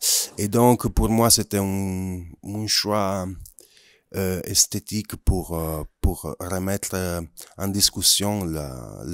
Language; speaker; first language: French; non-native, fluent; Italian